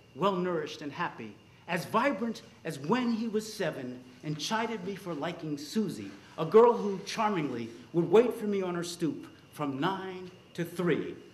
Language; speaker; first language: English; native; English